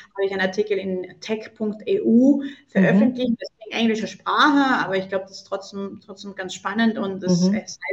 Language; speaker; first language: German; non-native, fluent; Spanish